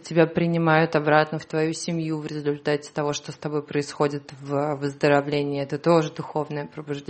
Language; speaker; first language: Russian; native; Russian